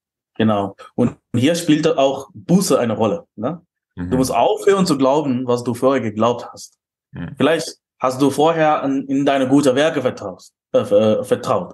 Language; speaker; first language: German; non-native, fluent; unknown